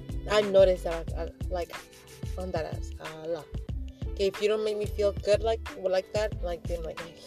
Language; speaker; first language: English; early bilingual, other home language; Spanish